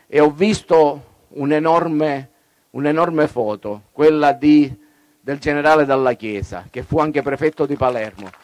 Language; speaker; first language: Italian; native; Italian